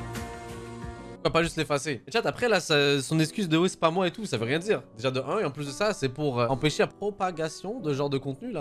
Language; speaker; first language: French; native; French